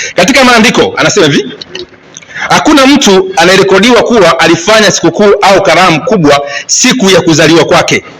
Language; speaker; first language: Swahili; native; Swahili